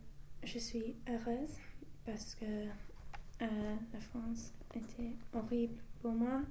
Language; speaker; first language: French; non-native, learner; English